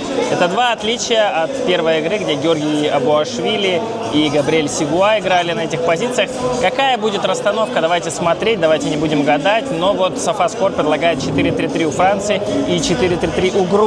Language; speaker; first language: Russian; native; Russian